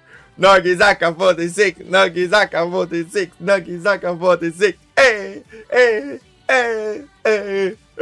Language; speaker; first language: Japanese; non-native, learner; English